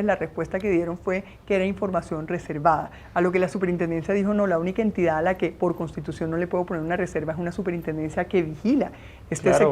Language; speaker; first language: Spanish; native; Spanish